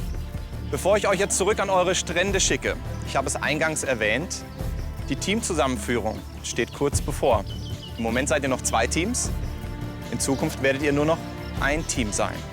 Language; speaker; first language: German; native; German